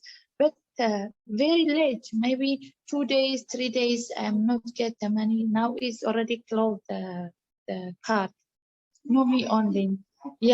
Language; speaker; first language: English; non-native, learner; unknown